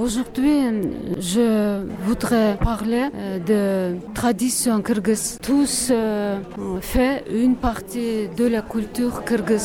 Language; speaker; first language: French; non-native, learner; Kyrgyz